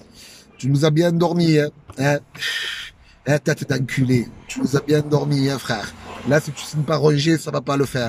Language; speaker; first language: French; native; French